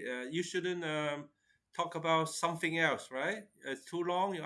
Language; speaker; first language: English; non-native, fluent; Chinese